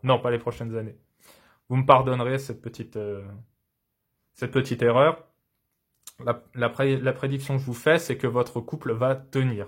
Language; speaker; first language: French; native; French